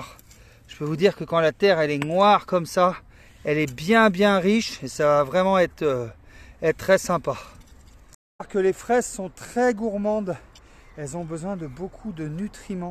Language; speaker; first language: French; native; French